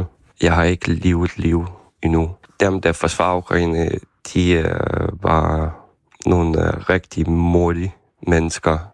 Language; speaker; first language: Danish; non-native, fluent; Ukrainian